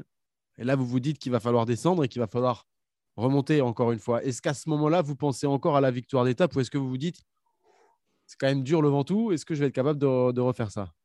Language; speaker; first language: French; native; French